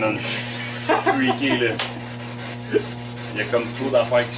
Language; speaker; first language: French; native; French